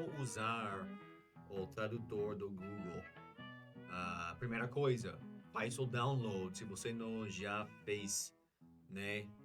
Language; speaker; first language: Portuguese; non-native, learner; English